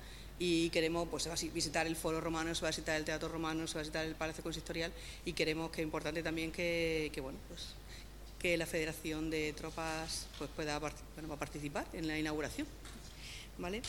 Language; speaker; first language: Spanish; native; Spanish